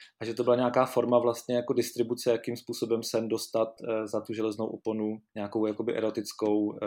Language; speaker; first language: Czech; native; Czech